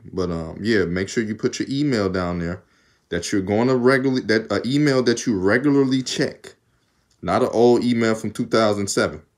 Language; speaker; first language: English; native; English